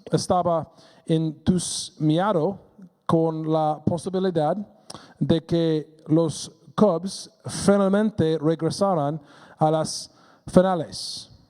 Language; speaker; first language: Spanish; non-native, learner; English